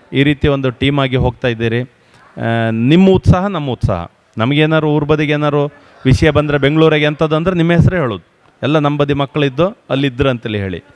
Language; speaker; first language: Kannada; native; Kannada